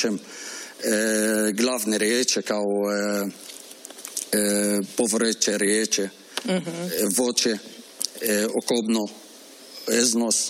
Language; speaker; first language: Croatian; non-native, learner; Arabic